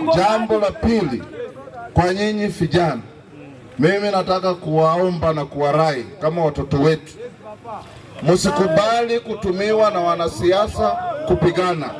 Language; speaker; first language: Swahili; non-native, local second language; Luyia